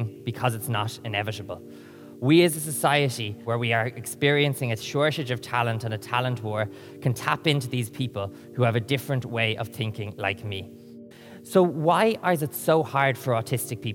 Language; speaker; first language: English; native; English